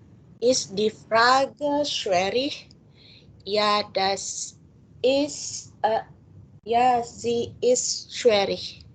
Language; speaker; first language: German; non-native, learner; Indonesian